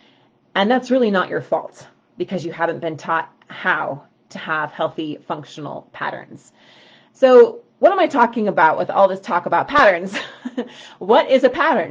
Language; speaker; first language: English; native; English